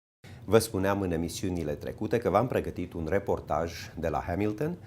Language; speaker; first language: Romanian; native; Romanian